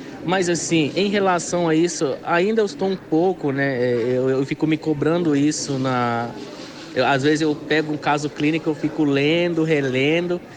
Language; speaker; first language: Portuguese; non-native, local second language; Guarani